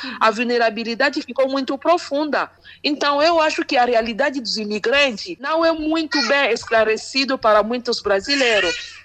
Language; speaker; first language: Portuguese; non-native, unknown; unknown